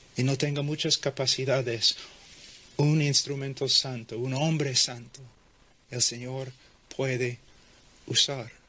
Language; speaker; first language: Spanish; non-native, fluent; English